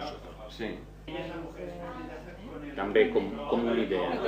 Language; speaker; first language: Catalan; non-native, fluent; Croatian